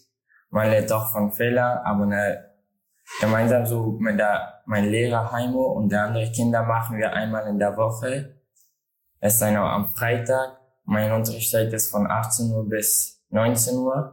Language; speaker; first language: German; non-native, learner; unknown